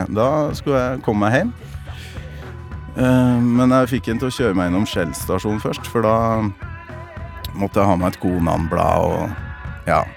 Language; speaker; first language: Norwegian; native; Norwegian